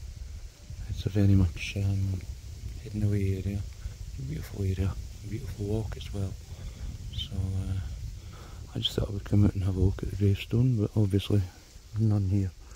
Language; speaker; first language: English; native; English